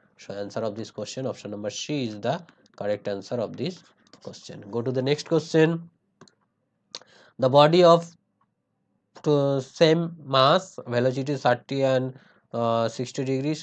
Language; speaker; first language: English; non-native, local second language; Bangla